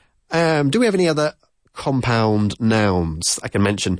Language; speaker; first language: English; native; English